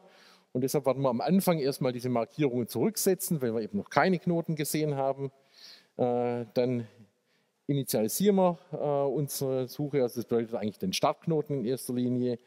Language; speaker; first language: German; native; German